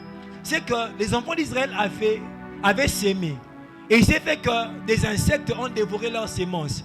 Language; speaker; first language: French; non-native, local second language; Lingala